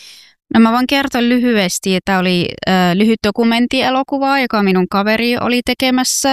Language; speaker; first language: Finnish; non-native, fluent; Persian